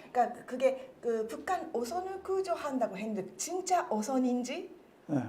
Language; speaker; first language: Korean; non-native, fluent; Japanese